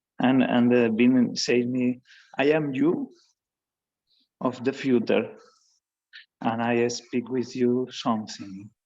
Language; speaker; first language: English; non-native, learner; Spanish